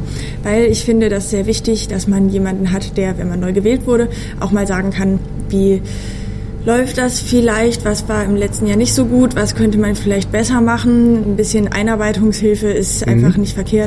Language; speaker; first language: German; native; German